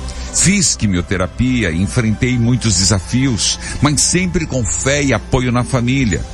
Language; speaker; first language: Portuguese; native; Portuguese